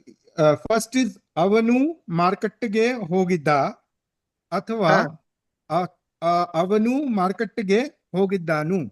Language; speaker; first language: Kannada; non-native, learner; English